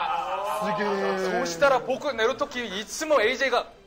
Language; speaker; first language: Japanese; non-native, learner; Korean